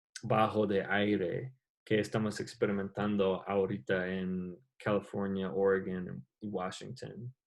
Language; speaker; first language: Spanish; non-native, learner; English